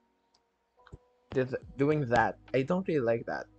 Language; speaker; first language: English; non-native, local second language; Filipino